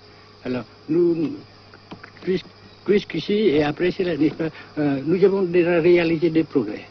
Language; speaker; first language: French; non-native, fluent; Vietnamese